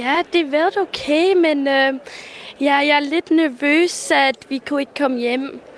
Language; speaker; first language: Danish; early bilingual, heritage; English